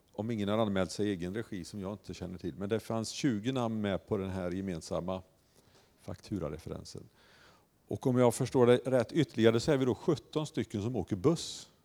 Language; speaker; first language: Swedish; native; Swedish